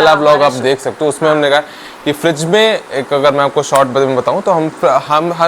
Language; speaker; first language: Hindi; native; Hindi